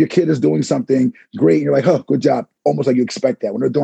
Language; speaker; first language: English; native; English